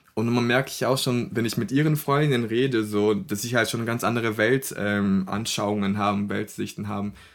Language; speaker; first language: German; non-native, fluent; Portuguese